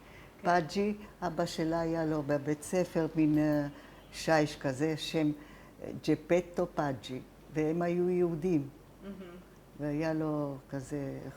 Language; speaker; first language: Hebrew; non-native, fluent; Italian